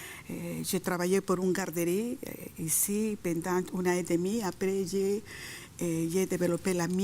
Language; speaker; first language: French; non-native, fluent; Spanish